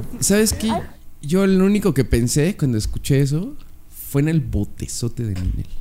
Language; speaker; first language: Spanish; native; Spanish